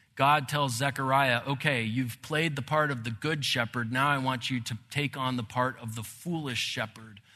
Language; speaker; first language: English; native; English